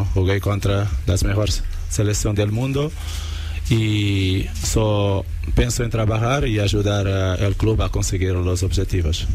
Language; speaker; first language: Spanish; non-native, learner; Portuguese